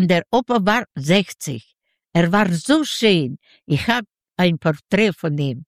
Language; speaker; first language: German; non-native, learner; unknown